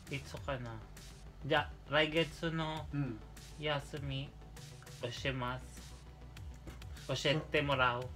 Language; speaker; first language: Japanese; non-native, local second language; Filipino